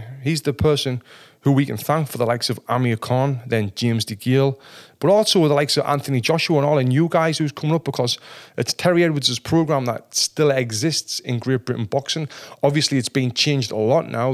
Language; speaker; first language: English; native; English